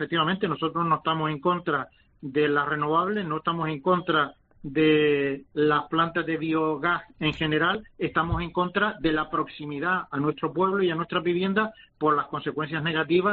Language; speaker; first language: Spanish; native; Spanish